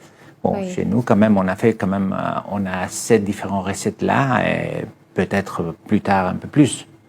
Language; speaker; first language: French; non-native, fluent; Greek